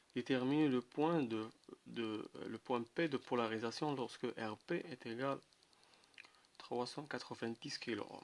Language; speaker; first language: French; non-native, local second language; Arabic